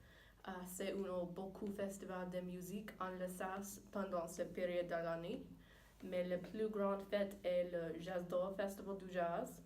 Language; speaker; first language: French; non-native, learner; English